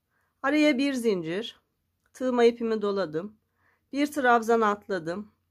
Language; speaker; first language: Turkish; native; Turkish